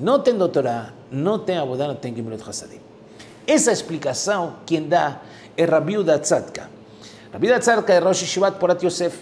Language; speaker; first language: Portuguese; non-native, fluent; Spanish